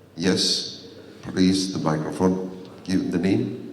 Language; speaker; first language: English; non-native, fluent; Italian